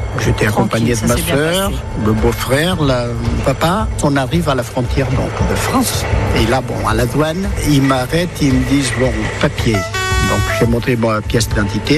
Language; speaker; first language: French; early bilingual, other home language; Portuguese